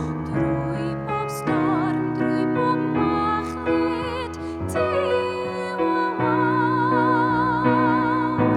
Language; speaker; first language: Welsh; native; Welsh